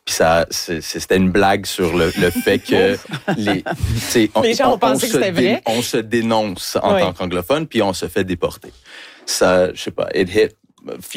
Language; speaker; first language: French; early bilingual, other home language; English